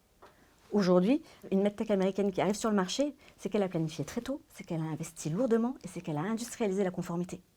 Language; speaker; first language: French; native; French